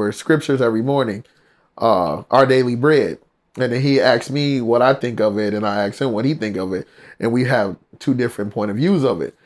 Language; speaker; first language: English; native; English